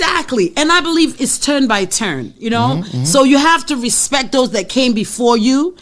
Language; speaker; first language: English; native; English